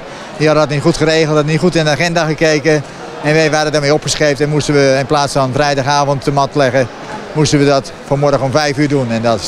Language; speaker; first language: Dutch; native; Dutch